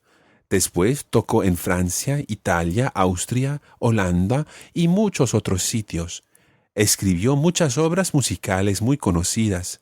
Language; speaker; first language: Spanish; non-native, fluent; English